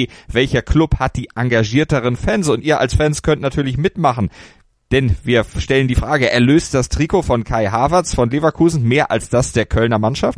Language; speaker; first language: German; native; German